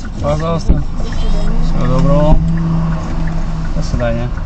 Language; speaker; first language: Russian; non-native, local second language; Kyrgyz